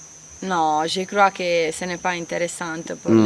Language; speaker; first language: French; non-native, learner; Italian